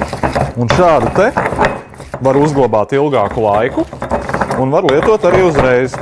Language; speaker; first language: Latvian; native; Latvian